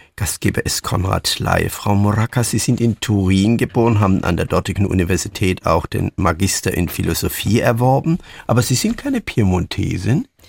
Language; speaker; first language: German; native; German